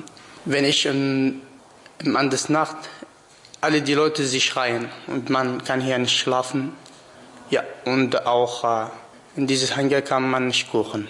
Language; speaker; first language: German; non-native, learner; Arabic